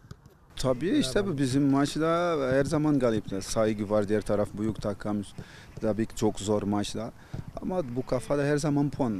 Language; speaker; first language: Turkish; non-native, fluent; Portuguese